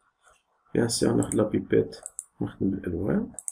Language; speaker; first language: Arabic; native; Arabic